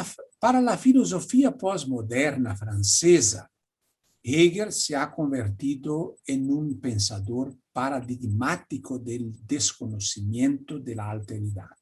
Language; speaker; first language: Spanish; non-native, fluent; Portuguese